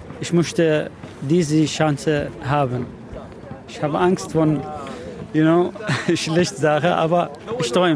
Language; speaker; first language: German; non-native, learner; Arabic